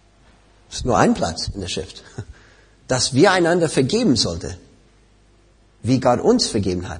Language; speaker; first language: German; non-native, fluent; English